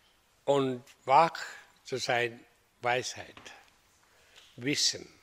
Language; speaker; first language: German; non-native, learner; Hindi